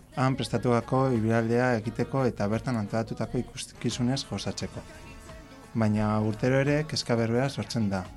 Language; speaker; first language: Basque; non-native, local second language; Spanish